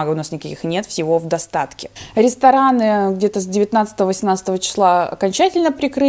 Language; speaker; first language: Russian; native; Russian